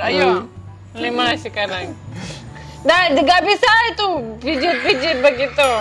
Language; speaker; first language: Indonesian; non-native, learner; Russian